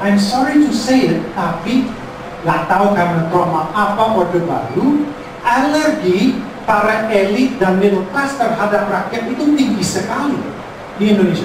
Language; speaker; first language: Indonesian; non-native, fluent; English